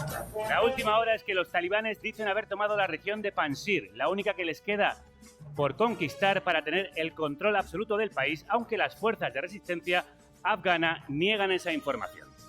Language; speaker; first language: Spanish; native; Spanish